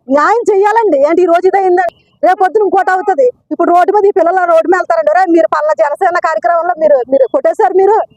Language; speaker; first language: Telugu; native; Telugu